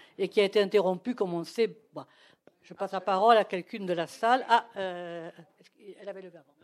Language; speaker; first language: French; native; French